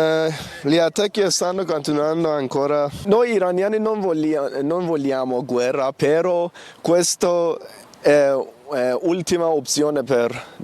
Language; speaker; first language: Italian; non-native, learner; Persian